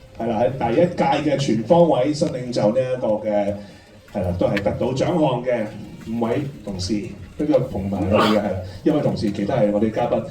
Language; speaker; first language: Cantonese; native; Cantonese